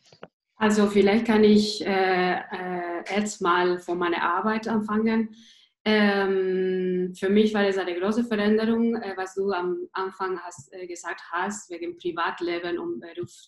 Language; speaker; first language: German; non-native, fluent; Spanish